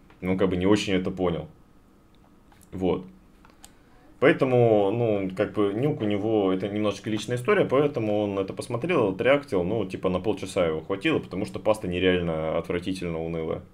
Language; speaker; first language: Russian; native; Russian